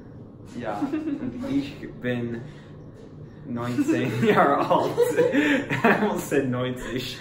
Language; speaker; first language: German; non-native, learner; English